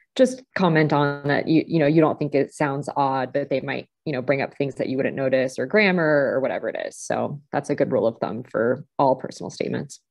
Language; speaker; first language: English; native; English